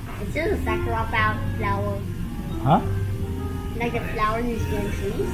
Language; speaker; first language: English; non-native, learner; Thai